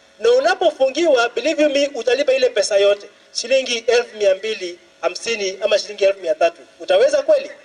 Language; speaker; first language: Swahili; non-native, local second language; Luo (Kenya and Tanzania)